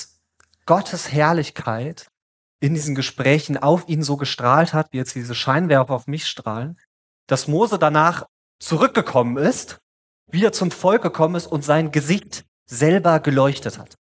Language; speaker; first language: German; native; German